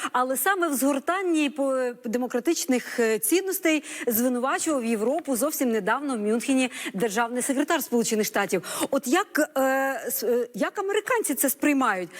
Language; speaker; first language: Ukrainian; native; Ukrainian